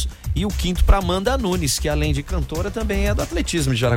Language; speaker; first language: Portuguese; native; Portuguese